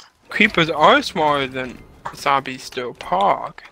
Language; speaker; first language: English; native; English